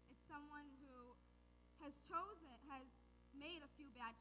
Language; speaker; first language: English; native; English